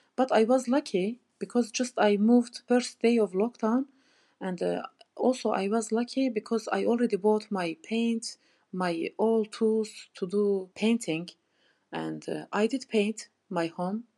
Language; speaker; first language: English; non-native, learner; Turkish